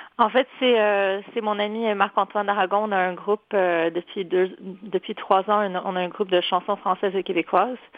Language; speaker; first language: French; early bilingual, other home language; Polish